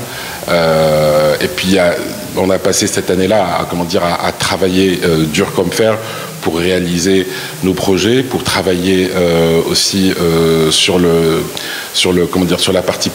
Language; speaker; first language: French; non-native, local second language; Arabic